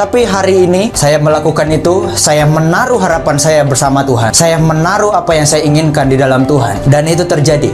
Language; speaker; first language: Indonesian; non-native, local second language; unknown